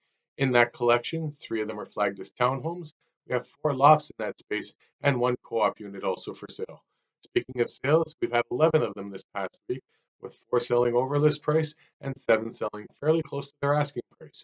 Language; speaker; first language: English; native; English